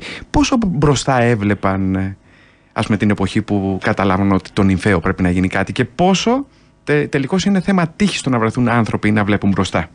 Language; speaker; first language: Greek; native; Greek